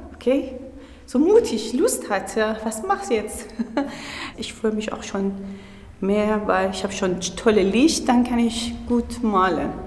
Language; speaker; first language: German; non-native, learner; Persian